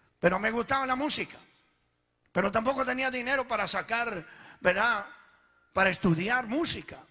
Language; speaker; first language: Spanish; early bilingual, other home language; Italian